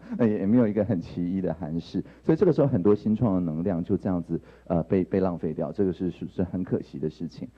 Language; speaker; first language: Chinese; native; Chinese